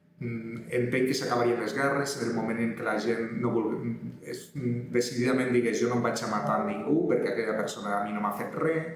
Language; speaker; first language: Catalan; native; Catalan